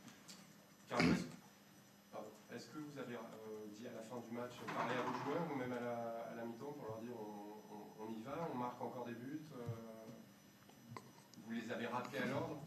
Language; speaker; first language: French; native; French